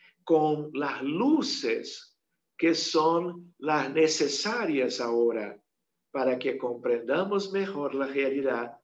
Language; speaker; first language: Spanish; non-native, fluent; Portuguese